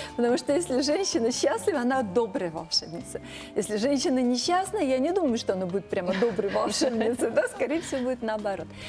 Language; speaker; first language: Russian; native; Russian